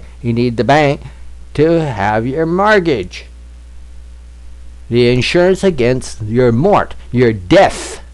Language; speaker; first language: English; native; English